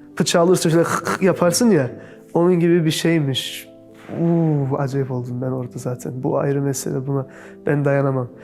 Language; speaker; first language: Turkish; early bilingual, heritage; Turkish